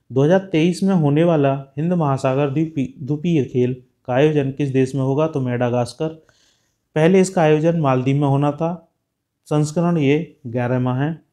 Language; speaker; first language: Hindi; native; Hindi